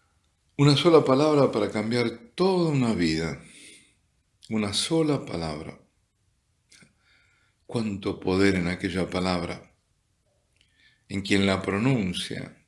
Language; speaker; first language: Spanish; native; Spanish